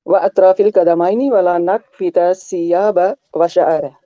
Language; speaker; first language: Arabic; non-native, learner; Urdu